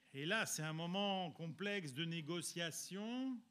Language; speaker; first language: French; early bilingual, other home language; Italian